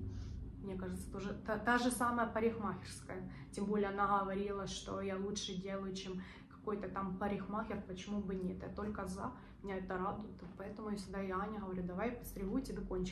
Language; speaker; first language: Russian; native; Russian